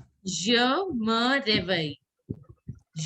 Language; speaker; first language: French; non-native, fluent; Hindi